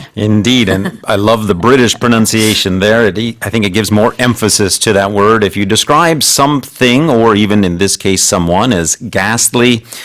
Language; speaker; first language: English; native; English